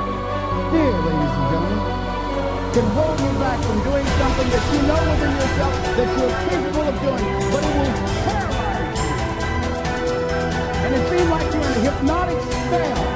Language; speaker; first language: English; native; English